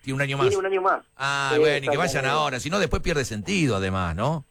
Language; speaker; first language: Spanish; native; Spanish